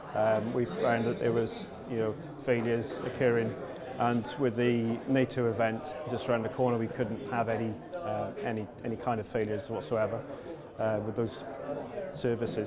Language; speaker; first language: English; native; English